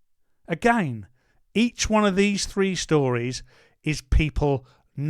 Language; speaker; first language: English; native; English